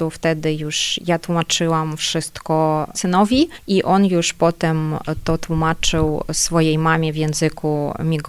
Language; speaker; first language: Polish; non-native, fluent; Ukrainian